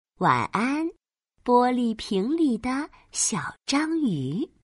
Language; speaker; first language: Chinese; native; Chinese